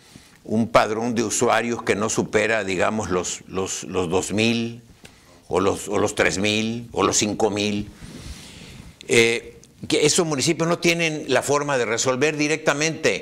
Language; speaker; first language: Spanish; native; Spanish